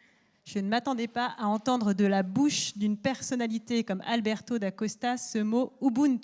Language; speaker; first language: French; native; French